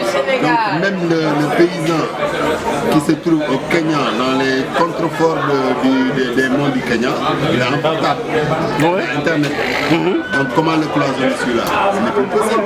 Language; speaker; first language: French; non-native, local second language; Wolof